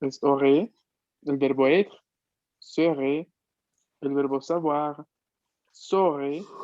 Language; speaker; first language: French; non-native, fluent; Spanish